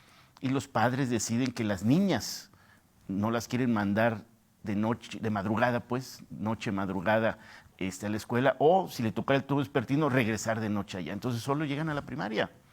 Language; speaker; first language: Spanish; native; Spanish